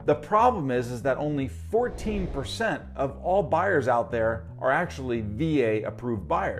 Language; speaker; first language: English; native; English